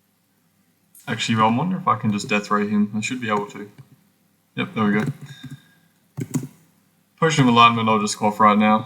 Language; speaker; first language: English; native; English